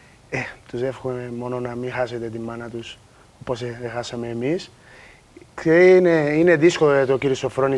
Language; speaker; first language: Greek; non-native, learner; Portuguese